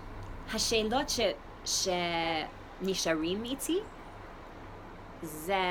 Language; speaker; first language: Hebrew; non-native, learner; English